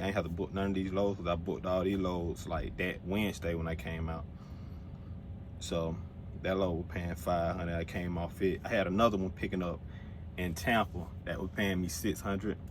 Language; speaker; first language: English; native; English